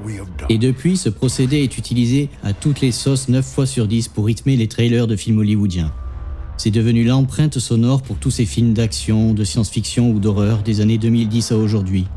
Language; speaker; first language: French; native; French